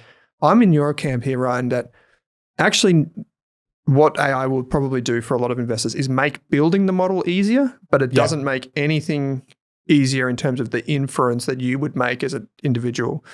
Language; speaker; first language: English; native; English